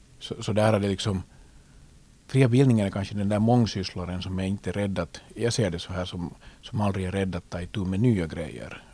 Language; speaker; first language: Swedish; native; Swedish